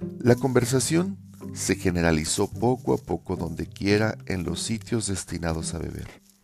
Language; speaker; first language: Spanish; native; Spanish